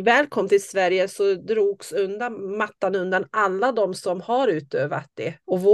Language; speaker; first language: Swedish; non-native, fluent; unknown